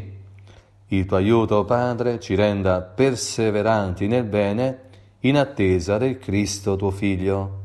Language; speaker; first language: Italian; native; Italian